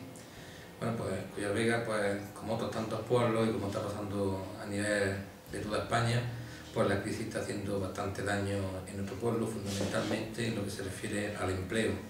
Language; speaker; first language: Spanish; native; Spanish